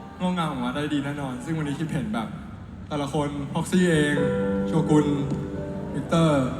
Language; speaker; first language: Thai; native; Thai